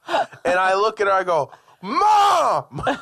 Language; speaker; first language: English; native; English